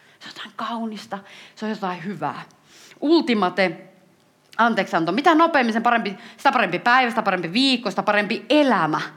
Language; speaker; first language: Finnish; native; Finnish